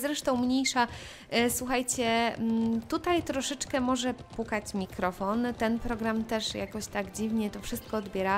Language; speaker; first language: Polish; native; Polish